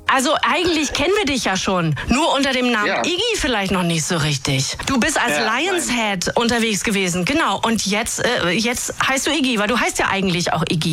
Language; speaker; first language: German; native; German